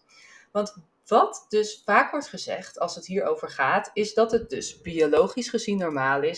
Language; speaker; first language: Dutch; native; Dutch